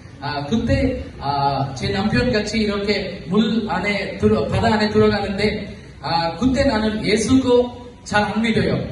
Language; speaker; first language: Korean; non-native, learner; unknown